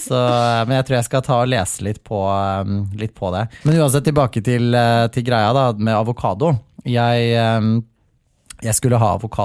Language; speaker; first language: Norwegian; native; Norwegian